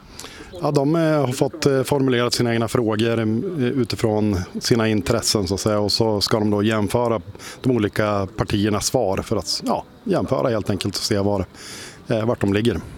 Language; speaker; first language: Swedish; native; Swedish